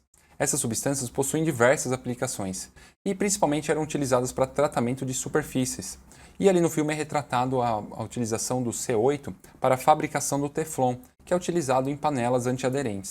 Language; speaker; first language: Portuguese; native; Portuguese